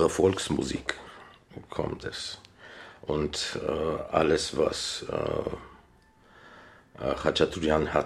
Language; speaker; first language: German; non-native, fluent; Armenian